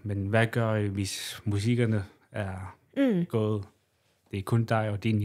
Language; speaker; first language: Danish; non-native, local second language; Kalaallisut